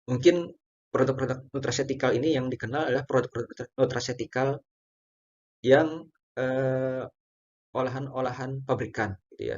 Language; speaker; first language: Indonesian; native; Indonesian